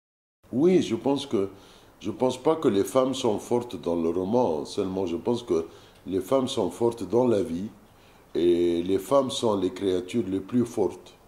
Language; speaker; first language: French; non-native, fluent; Arabic